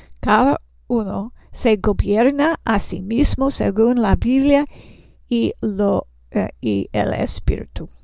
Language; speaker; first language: Spanish; non-native, learner; English